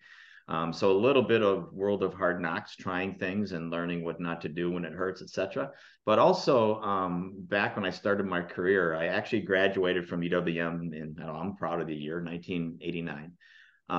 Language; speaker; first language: English; native; English